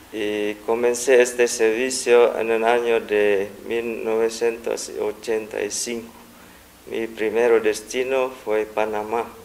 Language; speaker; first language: Spanish; non-native, fluent; Vietnamese